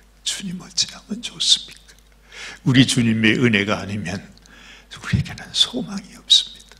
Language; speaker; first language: Korean; native; Korean